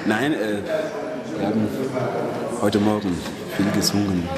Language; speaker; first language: German; non-native, fluent; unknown